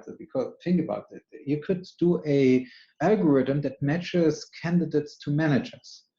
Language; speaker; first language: English; non-native, fluent; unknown